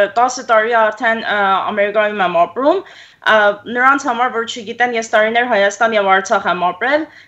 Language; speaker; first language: Armenian; early bilingual, heritage; Armenian